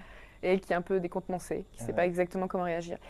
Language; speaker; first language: French; native; French